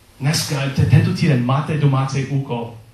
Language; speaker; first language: Czech; non-native, learner; English